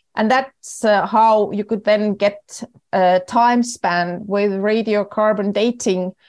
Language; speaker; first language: English; non-native, fluent; Estonian